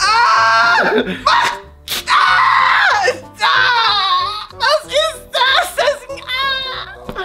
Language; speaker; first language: German; early bilingual, other home language; Italian